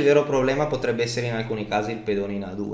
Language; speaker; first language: Italian; native; Italian